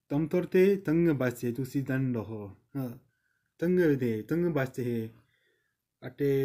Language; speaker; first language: Hindi; non-native, learner; English